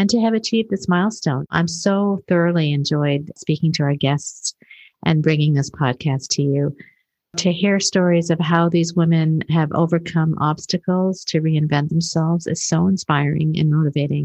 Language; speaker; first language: English; native; English